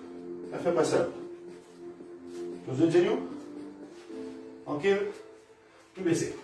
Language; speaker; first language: French; non-native, local second language; Morisyen